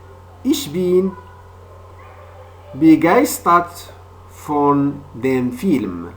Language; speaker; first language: German; non-native, fluent; French